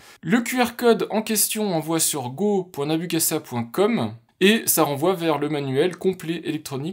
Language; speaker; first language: French; native; French